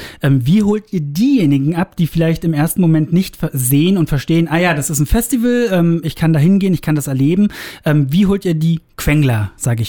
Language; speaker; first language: German; native; German